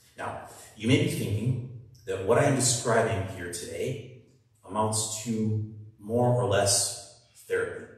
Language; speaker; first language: English; native; English